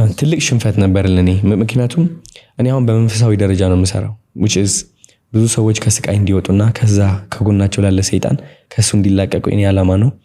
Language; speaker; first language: Amharic; non-native, local second language; Tigrinya